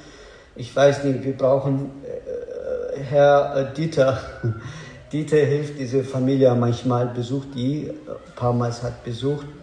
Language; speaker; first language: German; non-native, learner; Azerbaijani